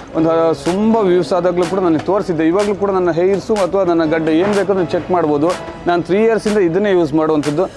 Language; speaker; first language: Kannada; native; Kannada